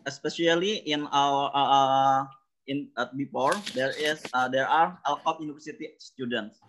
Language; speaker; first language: English; non-native, learner; Indonesian